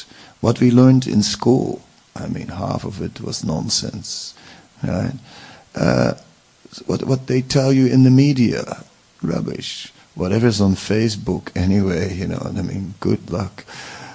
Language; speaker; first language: English; non-native, local second language; Dutch